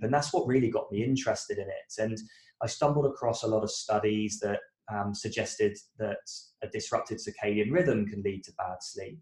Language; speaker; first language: English; native; English